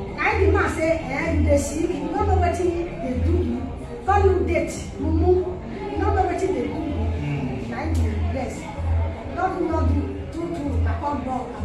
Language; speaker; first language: Nigerian Pidgin; non-native, local second language; Bini